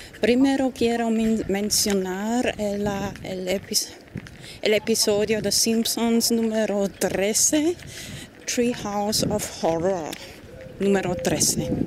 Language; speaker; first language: Spanish; non-native, fluent; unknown